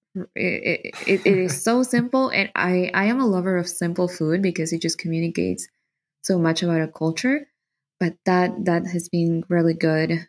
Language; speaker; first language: English; non-native, fluent; Spanish